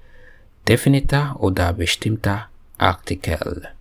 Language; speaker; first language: German; non-native, fluent; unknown